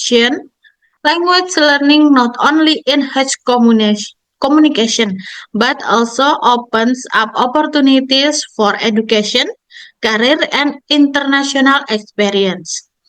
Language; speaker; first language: English; non-native, learner; Indonesian